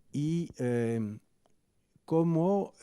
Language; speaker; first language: Spanish; non-native, fluent; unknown